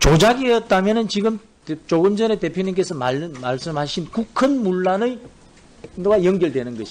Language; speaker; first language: Korean; native; Korean